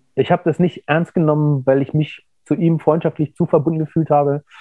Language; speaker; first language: German; native; German